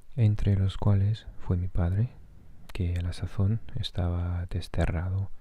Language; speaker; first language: Spanish; non-native, fluent; English